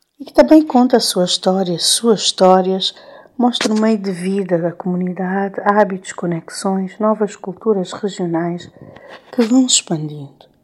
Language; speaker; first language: Portuguese; non-native, local second language; Kabuverdianu